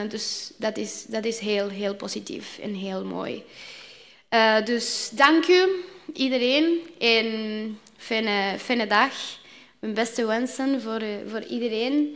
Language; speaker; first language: Dutch; non-native, learner; Spanish